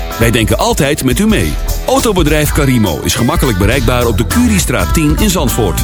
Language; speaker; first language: Dutch; native; Dutch